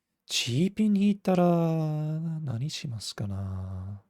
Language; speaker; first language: Japanese; non-native, fluent; English